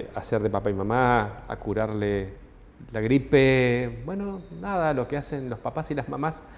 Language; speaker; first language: Spanish; native; Spanish